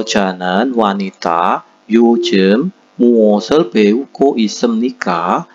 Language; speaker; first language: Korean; non-native, fluent; Indonesian